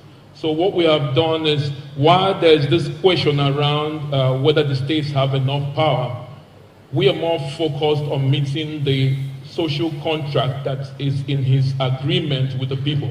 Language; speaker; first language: English; non-native, local second language; Igbo